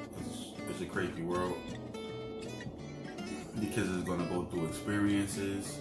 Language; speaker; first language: English; native; English